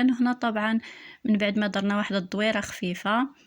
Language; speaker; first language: Arabic; native; Arabic